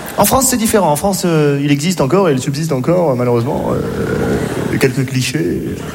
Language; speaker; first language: French; native; French